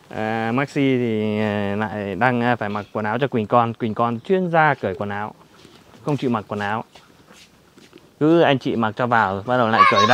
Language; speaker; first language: Vietnamese; native; Vietnamese